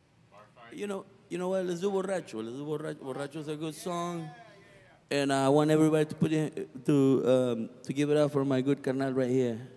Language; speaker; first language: English; early bilingual, other home language; Spanish